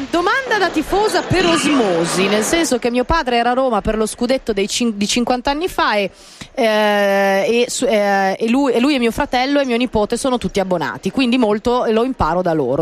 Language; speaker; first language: Italian; native; Italian